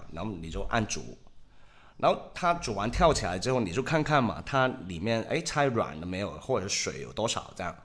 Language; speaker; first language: Chinese; non-native, local second language; Cantonese